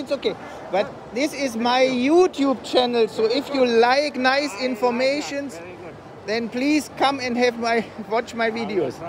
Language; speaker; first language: English; non-native, fluent; German